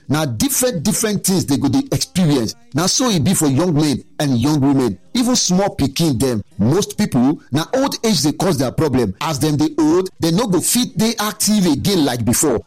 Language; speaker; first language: Nigerian Pidgin; non-native, local second language; Yoruba